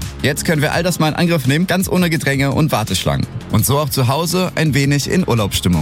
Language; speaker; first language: German; native; German